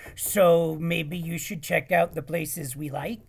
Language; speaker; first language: English; native; English